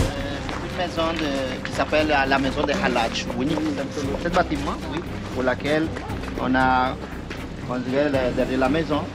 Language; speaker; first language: French; non-native, fluent; Spanish